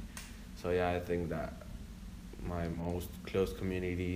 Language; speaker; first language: English; non-native, fluent; Spanish